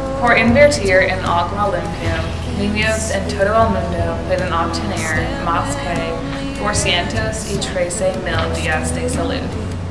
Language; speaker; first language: Spanish; non-native, learner; English